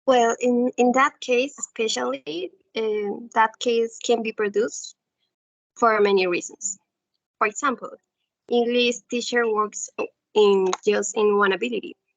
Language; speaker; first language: English; non-native, learner; Spanish